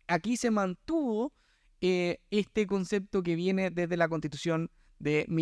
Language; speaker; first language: Spanish; native; Spanish